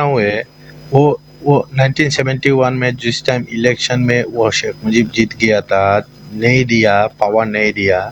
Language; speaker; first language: Hindi; non-native, fluent; Bangla